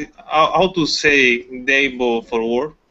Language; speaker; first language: English; non-native, learner; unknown